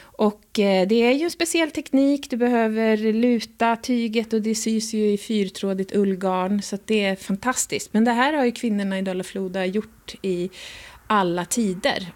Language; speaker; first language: Swedish; native; Swedish